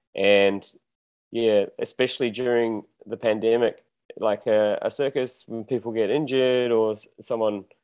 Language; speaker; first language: English; native; English